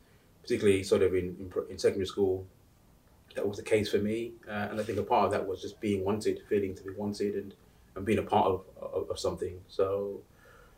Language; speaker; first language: English; native; English